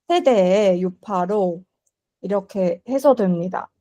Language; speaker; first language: Korean; non-native, learner; Chinese